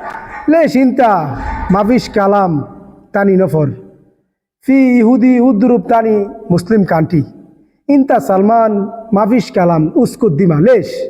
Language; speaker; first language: Arabic; non-native, learner; Bangla